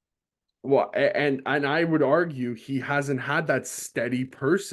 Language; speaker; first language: English; native; English